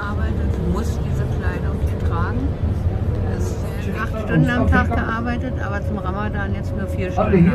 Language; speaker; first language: German; native; German